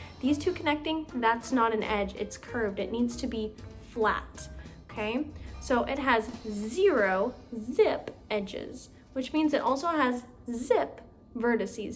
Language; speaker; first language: English; native; English